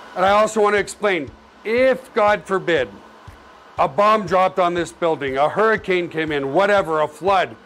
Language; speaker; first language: English; native; English